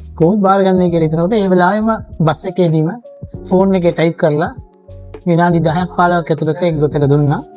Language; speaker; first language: Sinhala; non-native, local second language; Tamil